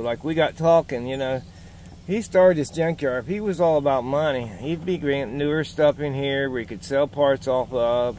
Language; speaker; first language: English; native; English